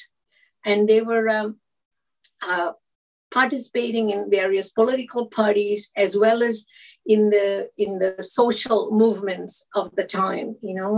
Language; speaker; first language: English; non-native, local second language; Malayalam